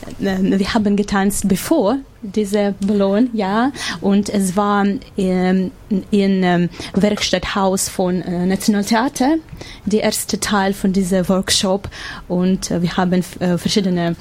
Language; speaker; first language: German; non-native, learner; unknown